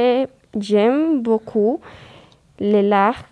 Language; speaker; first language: French; non-native, learner; Spanish